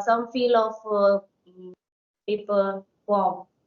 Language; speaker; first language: English; non-native, learner; Hindi